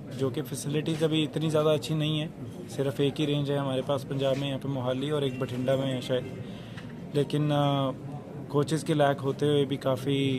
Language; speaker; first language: Hindi; non-native, local second language; Punjabi